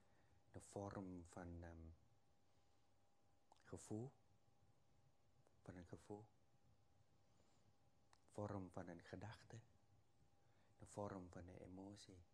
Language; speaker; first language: Dutch; non-native, fluent; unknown